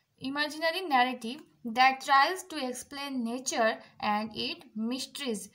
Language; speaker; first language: English; non-native, local second language; Bangla